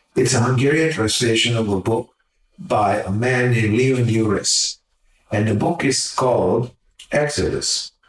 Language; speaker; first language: English; non-native, fluent; Hungarian